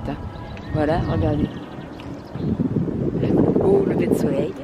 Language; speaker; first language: French; native; French